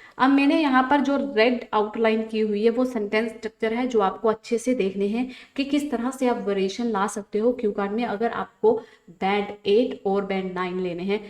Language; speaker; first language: Hindi; non-native, local second language; Punjabi